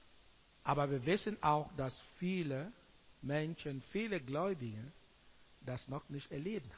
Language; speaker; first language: German; non-native, learner; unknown